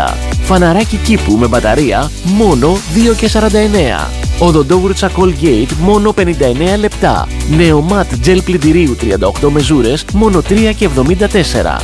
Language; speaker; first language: Greek; native; Greek